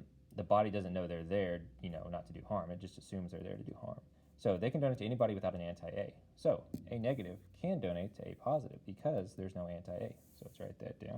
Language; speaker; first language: English; native; English